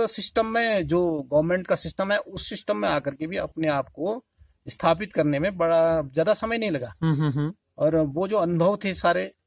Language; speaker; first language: Hindi; native; Hindi